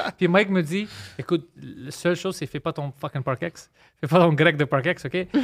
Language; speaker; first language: French; early bilingual, other home language; Greek